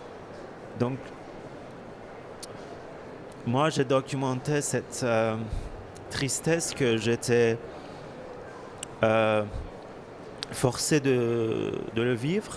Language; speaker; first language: French; non-native, fluent; Persian